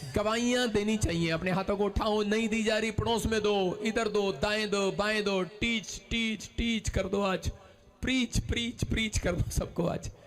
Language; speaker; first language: Hindi; non-native, local second language; Punjabi